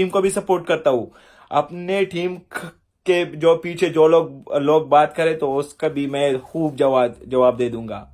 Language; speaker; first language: Hindi; non-native, fluent; Pashto